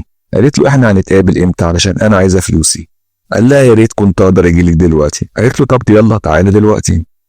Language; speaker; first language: Arabic; native; Arabic